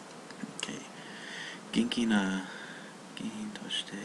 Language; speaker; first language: Japanese; non-native, learner; English